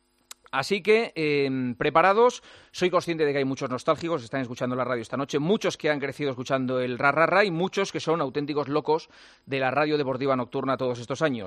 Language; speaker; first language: Spanish; native; Spanish